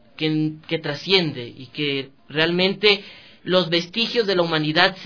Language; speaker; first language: Spanish; native; Spanish